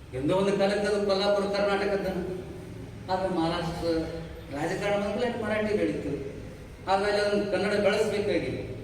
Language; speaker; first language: Kannada; native; Kannada